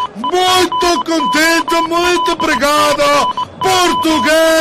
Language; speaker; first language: Portuguese; non-native, learner; Spanish